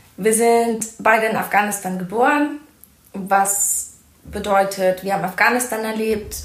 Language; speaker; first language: German; early bilingual, other home language; Persian